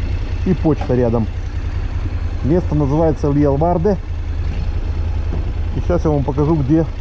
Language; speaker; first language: Russian; native; Russian